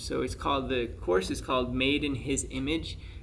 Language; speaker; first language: English; native; English